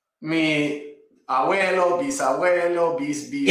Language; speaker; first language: Spanish; non-native, fluent; English